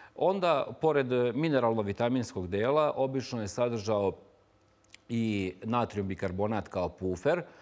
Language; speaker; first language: Serbian; native; Serbian